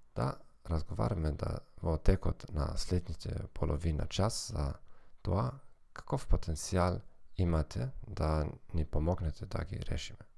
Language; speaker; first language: Macedonian; non-native, fluent; German